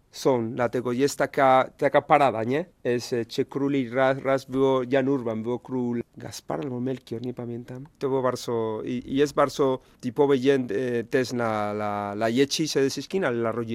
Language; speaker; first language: Polish; non-native, learner; Spanish